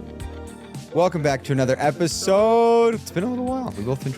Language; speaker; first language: English; native; English